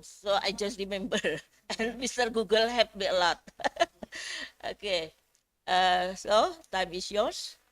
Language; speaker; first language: English; non-native, fluent; Indonesian